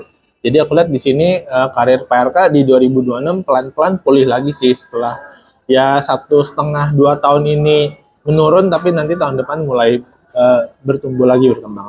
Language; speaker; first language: Indonesian; native; Indonesian